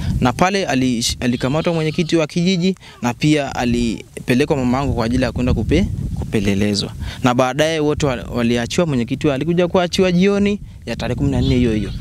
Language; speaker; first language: Swahili; non-native, local second language; Masai